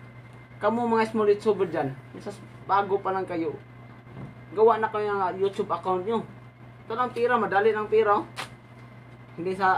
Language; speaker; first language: Filipino; non-native, local second language; Cebuano